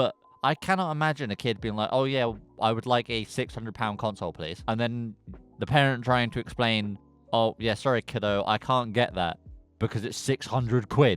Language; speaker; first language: English; native; English